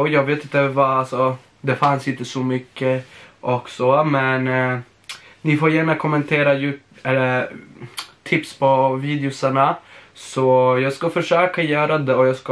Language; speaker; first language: Swedish; non-native, fluent; Polish